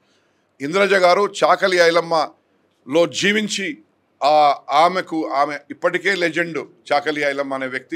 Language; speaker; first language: Telugu; native; Telugu